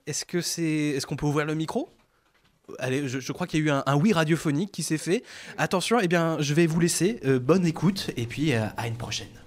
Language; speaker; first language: French; native; French